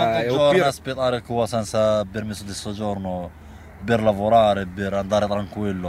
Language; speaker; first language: Italian; non-native, learner; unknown